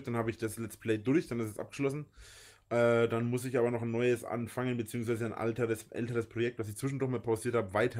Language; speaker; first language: German; native; German